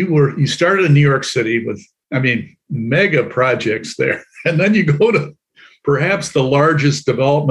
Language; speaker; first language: English; native; English